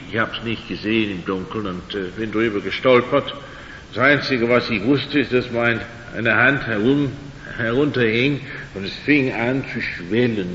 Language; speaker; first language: German; non-native, fluent; English